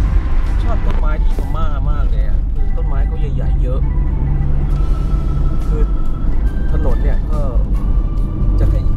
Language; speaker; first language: Thai; native; Thai